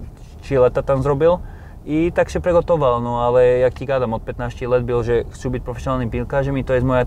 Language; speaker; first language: Polish; non-native, learner; Slovak